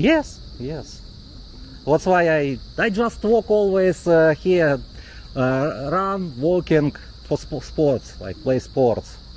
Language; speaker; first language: English; non-native, learner; Russian